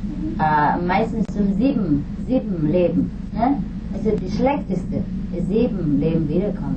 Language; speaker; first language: German; non-native, learner; Vietnamese